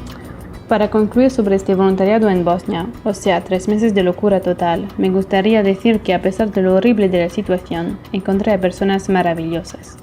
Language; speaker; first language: Spanish; non-native, fluent; Portuguese